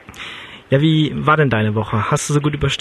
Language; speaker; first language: German; native; German